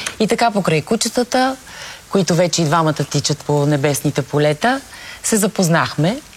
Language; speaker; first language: Bulgarian; native; Bulgarian